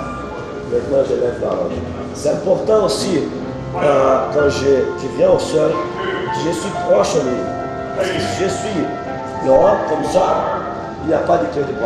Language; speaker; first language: French; non-native, learner; Portuguese